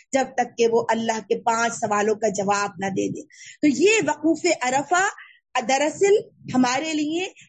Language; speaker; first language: Urdu; native; Urdu